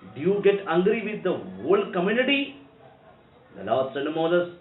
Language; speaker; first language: English; non-native, local second language; Telugu